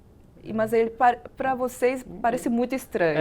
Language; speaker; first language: Portuguese; non-native, fluent; Korean